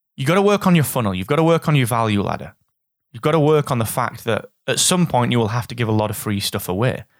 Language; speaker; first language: English; native; English